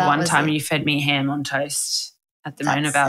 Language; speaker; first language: English; native; English